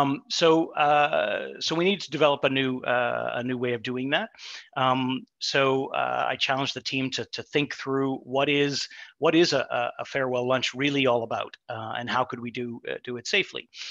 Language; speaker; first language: English; native; English